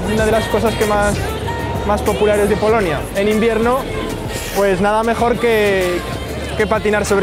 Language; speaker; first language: Spanish; native; Spanish